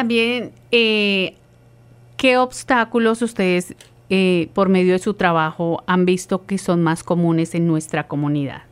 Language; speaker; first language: Spanish; native; Spanish